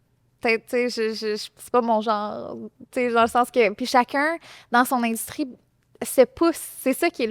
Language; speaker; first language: French; native; French